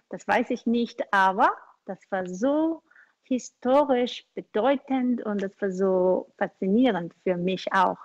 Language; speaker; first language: German; non-native, learner; Korean